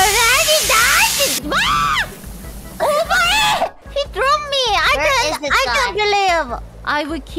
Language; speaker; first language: English; non-native, learner; Korean